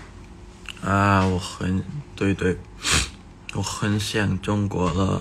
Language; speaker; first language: Chinese; non-native, learner; Thai